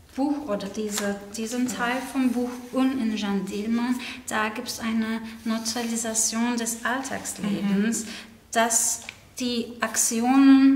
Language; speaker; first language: German; non-native, fluent; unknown